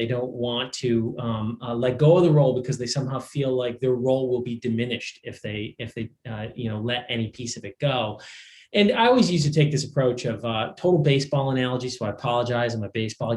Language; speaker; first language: English; native; English